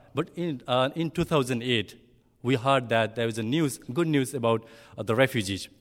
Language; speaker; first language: English; non-native, learner; Nepali